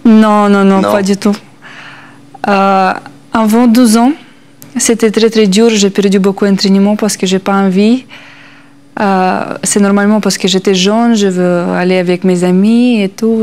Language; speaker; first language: French; non-native, learner; Russian